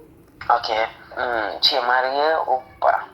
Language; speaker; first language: French; non-native, fluent; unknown